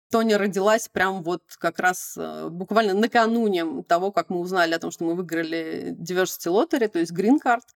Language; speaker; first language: Russian; native; Russian